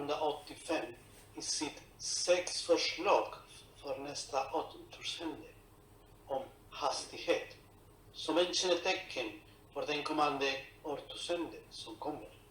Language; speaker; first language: Swedish; non-native, fluent; Spanish